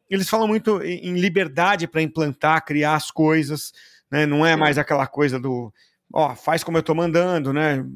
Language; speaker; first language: Portuguese; native; Portuguese